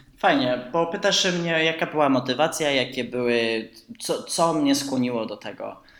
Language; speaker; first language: Polish; early bilingual, heritage; Polish